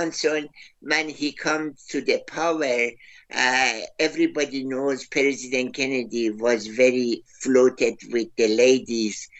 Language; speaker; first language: English; non-native, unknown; Persian